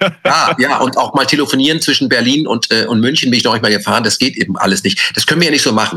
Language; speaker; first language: German; native; German